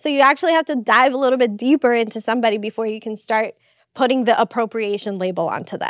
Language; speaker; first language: English; native; English